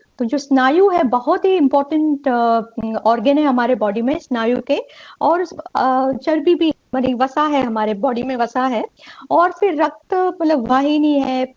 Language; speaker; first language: Hindi; non-native, local second language; Gujarati